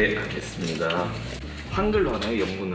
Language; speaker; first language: Korean; early bilingual, heritage; Korean